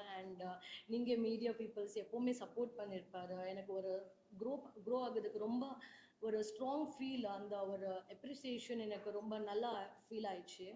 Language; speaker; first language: Tamil; non-native, learner; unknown